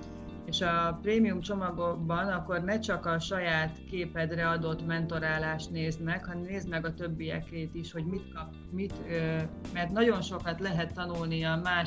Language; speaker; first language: Hungarian; native; Hungarian